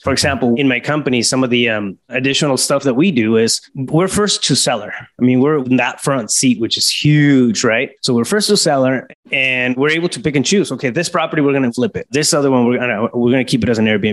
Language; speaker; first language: English; native; English